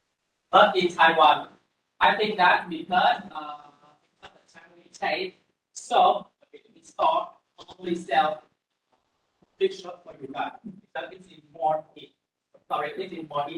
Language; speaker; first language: English; non-native, fluent; Vietnamese